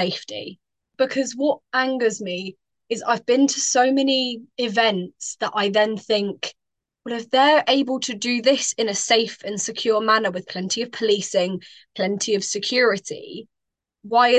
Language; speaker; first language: English; native; English